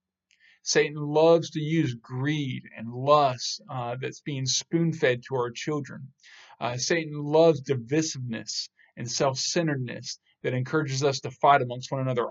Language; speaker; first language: English; native; English